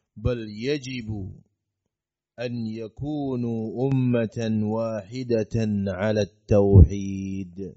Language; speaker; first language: Arabic; non-native, fluent; Indonesian